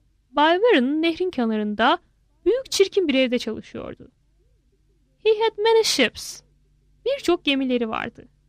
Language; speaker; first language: Turkish; native; Turkish